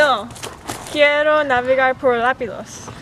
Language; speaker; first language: Spanish; non-native, learner; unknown